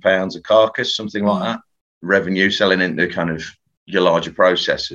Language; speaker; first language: English; native; English